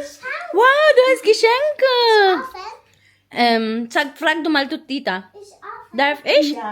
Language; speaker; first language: German; non-native, learner; Cebuano